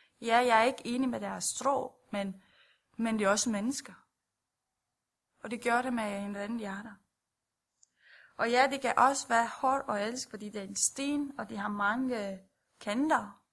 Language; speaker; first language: Danish; non-native, fluent; Romanian